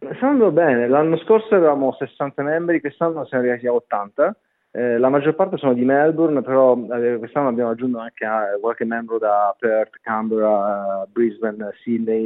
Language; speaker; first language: Italian; native; Italian